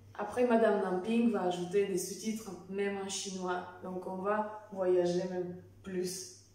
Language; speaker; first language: French; non-native, fluent; Russian